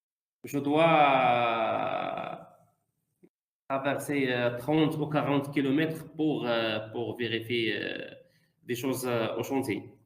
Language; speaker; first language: French; non-native, learner; Arabic